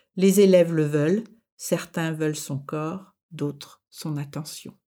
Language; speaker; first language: French; native; French